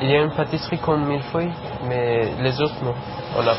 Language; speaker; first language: French; non-native, learner; Persian